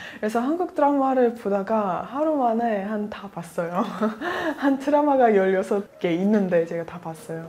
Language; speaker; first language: Korean; non-native, fluent; Turkmen